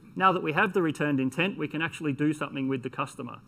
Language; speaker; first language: English; native; English